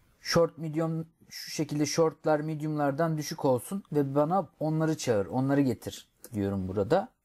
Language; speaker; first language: Turkish; native; Turkish